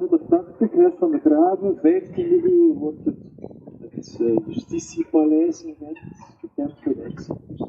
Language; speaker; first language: Dutch; native; Dutch